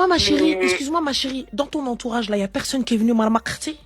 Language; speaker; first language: French; native; French